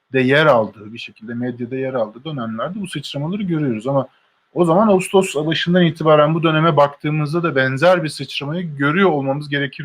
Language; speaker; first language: Turkish; native; Turkish